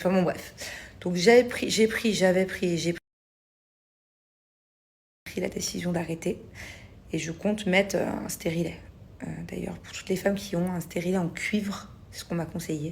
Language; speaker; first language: French; native; French